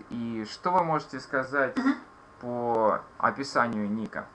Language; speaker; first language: Russian; native; Russian